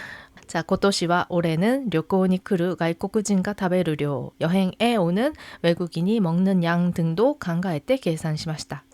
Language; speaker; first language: Japanese; non-native, fluent; Korean